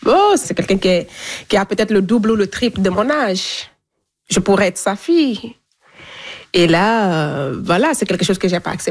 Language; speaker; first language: French; non-native, local second language; Fula